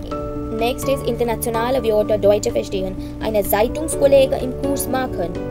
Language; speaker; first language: German; non-native, fluent; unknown